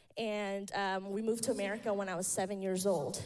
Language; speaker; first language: English; early bilingual, other home language; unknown